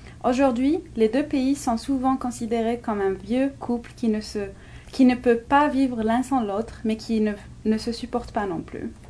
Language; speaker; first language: French; non-native, local second language; Arabic